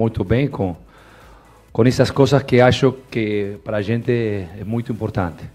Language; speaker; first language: Portuguese; non-native, fluent; Spanish